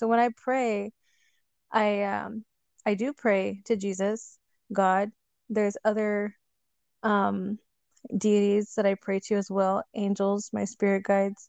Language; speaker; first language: English; native; English